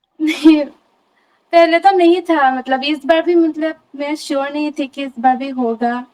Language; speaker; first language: Hindi; non-native, local second language; Assamese